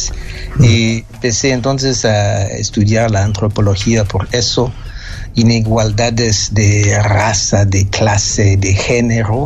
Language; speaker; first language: Spanish; non-native, fluent; French